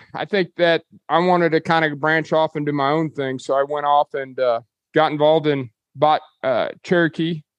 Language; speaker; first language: English; native; English